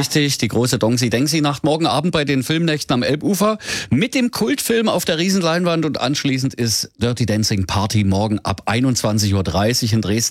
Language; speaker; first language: German; native; German